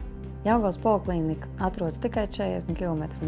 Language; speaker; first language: Latvian; native; Latvian